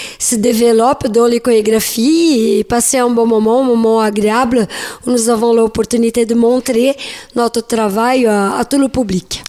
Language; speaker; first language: French; non-native, learner; Portuguese